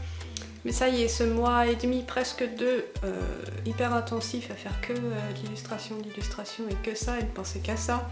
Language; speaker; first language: French; native; French